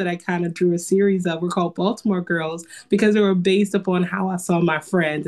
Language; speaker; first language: English; native; English